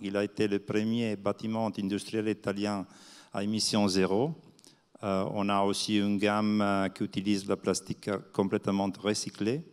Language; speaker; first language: French; non-native, fluent; Italian